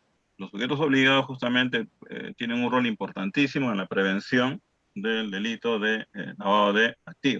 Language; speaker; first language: Spanish; native; Spanish